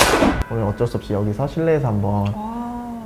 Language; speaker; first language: Korean; native; Korean